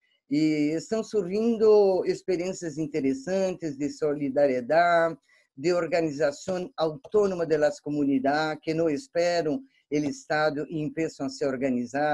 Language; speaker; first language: Spanish; non-native, fluent; Portuguese